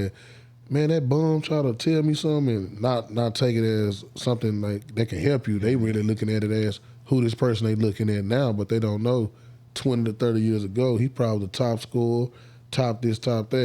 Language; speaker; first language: English; native; English